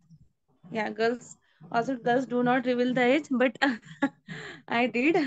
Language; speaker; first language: English; non-native, learner; Hindi